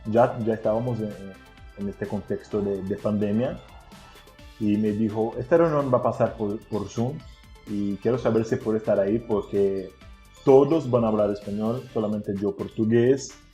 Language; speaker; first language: Spanish; non-native, fluent; Portuguese